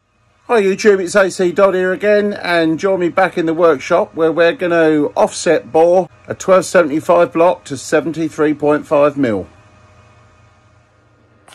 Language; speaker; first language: English; native; English